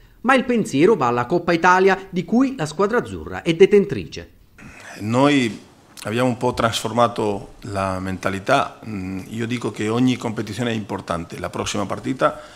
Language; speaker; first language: Italian; non-native, fluent; Spanish